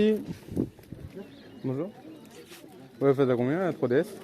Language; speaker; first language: French; native; French